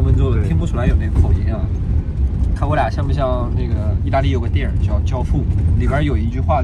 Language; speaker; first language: Chinese; native; Chinese